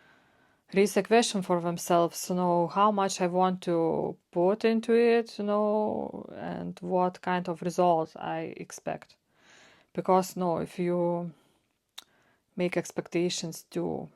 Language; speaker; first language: English; non-native, fluent; Lithuanian